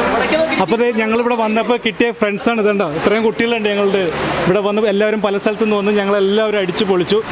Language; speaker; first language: Malayalam; native; Malayalam